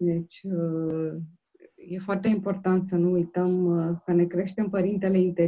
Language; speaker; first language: Romanian; native; Romanian